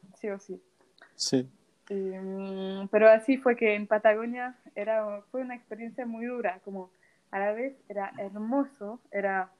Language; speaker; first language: Spanish; non-native, fluent; French